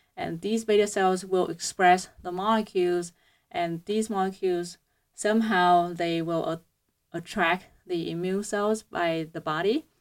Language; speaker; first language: English; non-native, fluent; Vietnamese